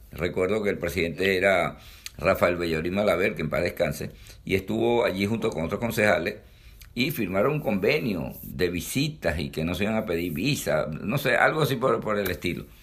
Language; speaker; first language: Spanish; native; Spanish